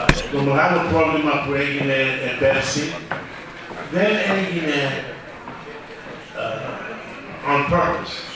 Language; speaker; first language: Greek; early bilingual, heritage; Greek